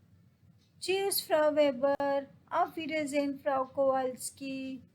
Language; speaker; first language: German; non-native, fluent; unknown